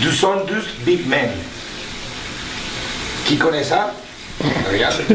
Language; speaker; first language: French; non-native, learner; Spanish